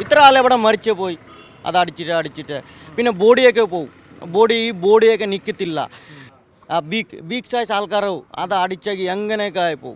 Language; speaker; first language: Malayalam; non-native, learner; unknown